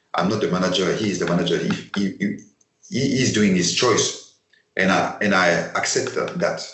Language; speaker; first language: English; non-native, fluent; French